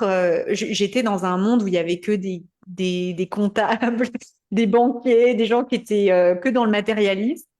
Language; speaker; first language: French; native; French